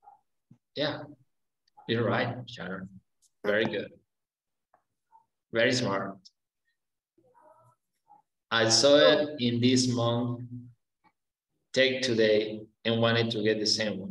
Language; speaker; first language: English; non-native, fluent; Spanish